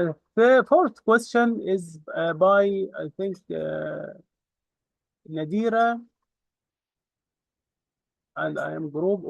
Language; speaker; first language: English; non-native, fluent; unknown